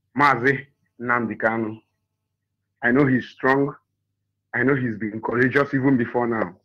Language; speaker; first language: English; non-native, local second language; Igbo